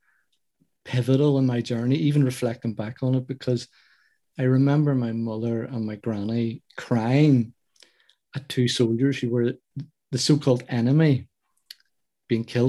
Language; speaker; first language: English; native; English